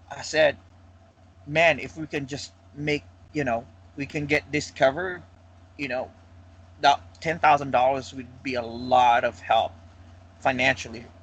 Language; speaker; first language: English; non-native, local second language; Filipino